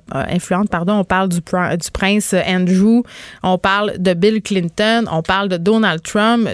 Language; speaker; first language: French; native; French